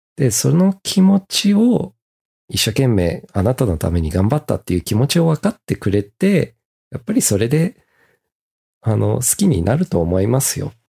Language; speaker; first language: Japanese; early bilingual, heritage; Japanese